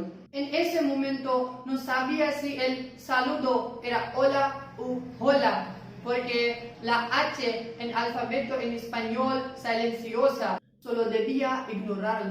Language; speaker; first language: Spanish; non-native, fluent; Gujarati